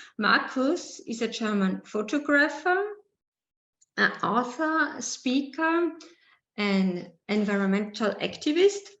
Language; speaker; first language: English; non-native, learner; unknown